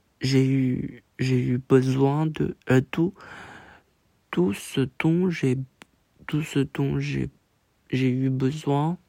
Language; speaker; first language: French; non-native, learner; Chinese